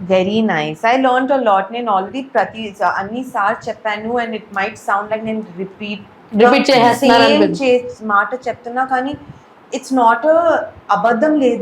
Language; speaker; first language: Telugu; non-native, local second language; Urdu